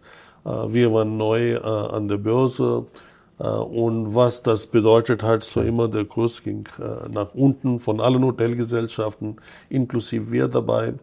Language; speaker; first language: German; non-native, fluent; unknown